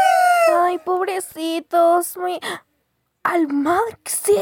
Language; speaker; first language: Spanish; native; Spanish